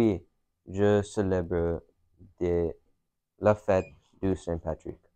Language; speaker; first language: French; non-native, learner; English